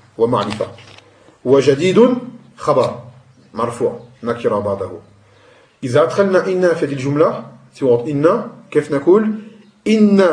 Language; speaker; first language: Arabic; non-native, fluent; French